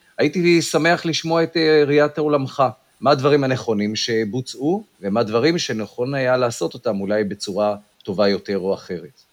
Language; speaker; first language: Hebrew; native; Hebrew